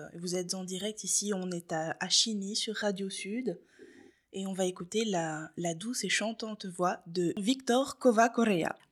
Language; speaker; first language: French; native; French